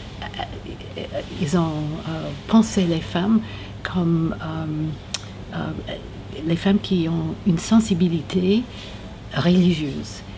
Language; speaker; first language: French; non-native, learner; English